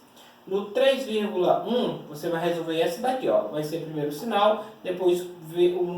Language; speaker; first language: Portuguese; native; Portuguese